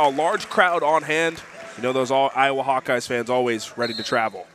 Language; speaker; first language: English; native; English